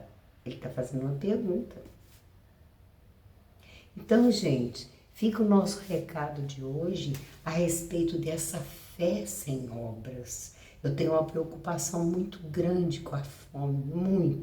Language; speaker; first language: Portuguese; native; Portuguese